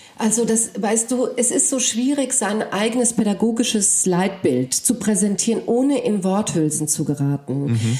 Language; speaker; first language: German; early bilingual, other home language; Polish